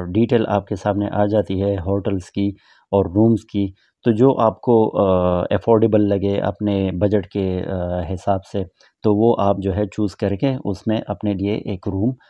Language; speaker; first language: Urdu; non-native, local second language; Pashto